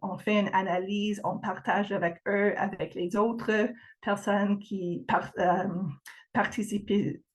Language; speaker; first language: French; non-native, fluent; English